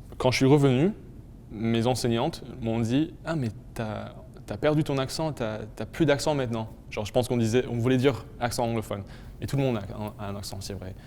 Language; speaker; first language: French; non-native, local second language; English